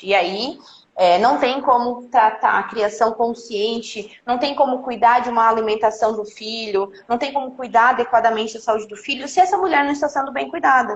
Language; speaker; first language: Portuguese; native; Portuguese